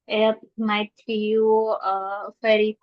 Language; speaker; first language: English; non-native, learner; Indonesian